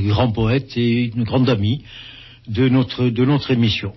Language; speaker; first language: French; native; French